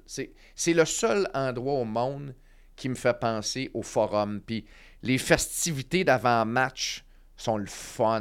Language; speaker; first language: French; native; French